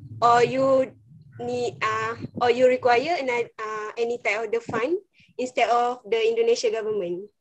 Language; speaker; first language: English; non-native, fluent; Malay